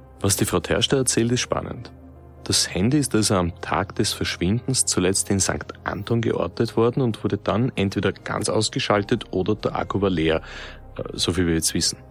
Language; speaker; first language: German; native; German